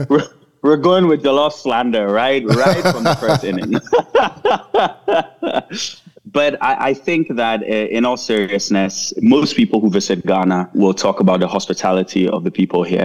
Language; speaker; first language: English; non-native, local second language; Akan